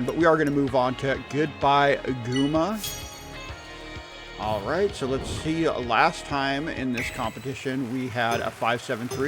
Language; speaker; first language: English; native; English